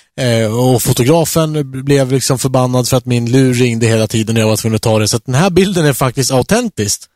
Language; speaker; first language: Swedish; native; Swedish